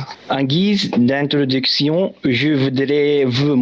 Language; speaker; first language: French; non-native, learner; Japanese